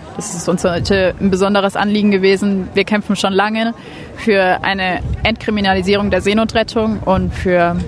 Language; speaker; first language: German; native; German